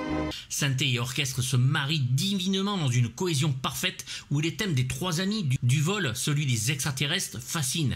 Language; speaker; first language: French; native; French